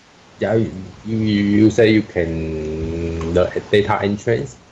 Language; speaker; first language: English; non-native, learner; Chinese